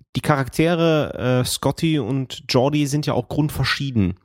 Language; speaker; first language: German; native; German